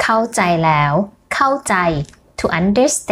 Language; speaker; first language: Thai; native; Thai